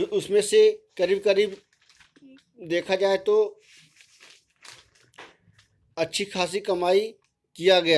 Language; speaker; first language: Hindi; native; Hindi